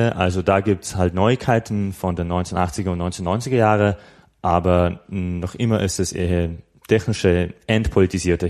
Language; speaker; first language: German; non-native, fluent; Slovak